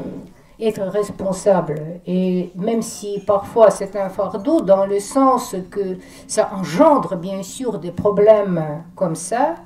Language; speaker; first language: French; non-native, fluent; Russian